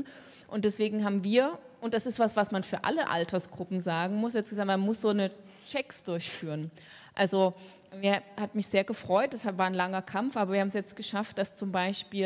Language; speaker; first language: German; native; German